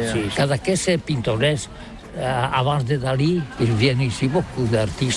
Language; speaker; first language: French; non-native, learner; Catalan